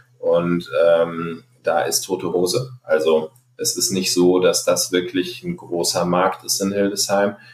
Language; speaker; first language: German; non-native, fluent; Arabic